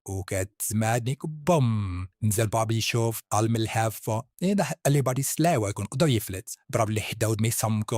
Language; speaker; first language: Arabic; native; Arabic